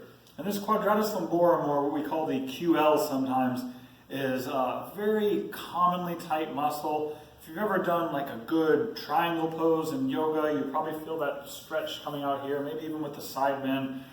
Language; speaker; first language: English; native; English